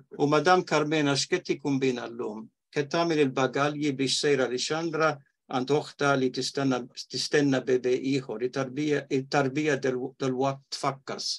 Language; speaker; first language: Maltese; early bilingual, heritage; Maltese